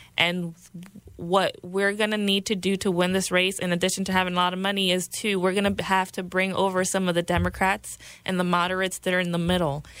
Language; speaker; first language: English; early bilingual, other home language; Spanish